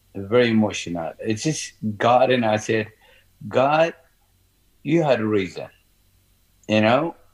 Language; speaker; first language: English; non-native, learner; Amharic